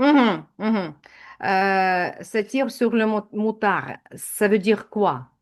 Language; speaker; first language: French; non-native, fluent; Ukrainian